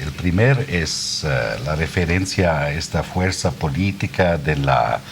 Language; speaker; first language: Spanish; non-native, fluent; German